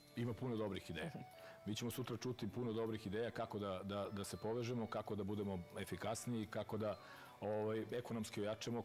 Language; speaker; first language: Serbian; native; Serbian